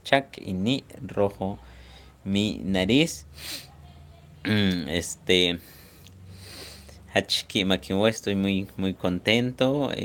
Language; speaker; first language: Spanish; non-native, local second language; Yucateco